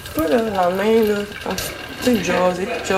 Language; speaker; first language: French; native; French